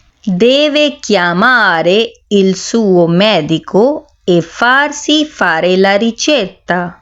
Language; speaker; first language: Italian; non-native, fluent; Urdu